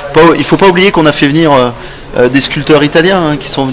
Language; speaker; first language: French; native; French